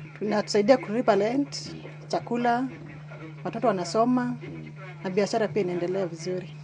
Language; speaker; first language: Swahili; non-native, local second language; Kikuyu